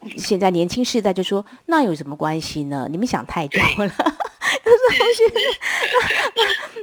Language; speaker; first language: Chinese; non-native, local second language; Min Nan Chinese